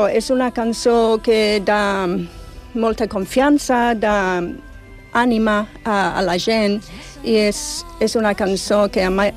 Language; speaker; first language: Catalan; non-native, fluent; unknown